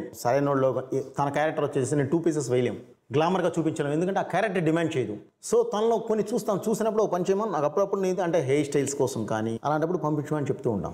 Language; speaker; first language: Telugu; native; Telugu